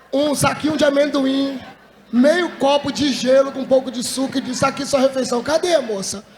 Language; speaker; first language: Portuguese; native; Portuguese